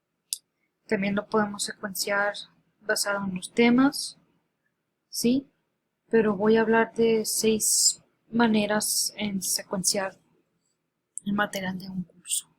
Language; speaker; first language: Spanish; early bilingual, heritage; Spanish